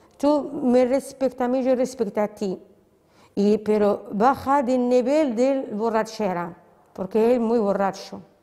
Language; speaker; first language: Spanish; non-native, learner; Arabic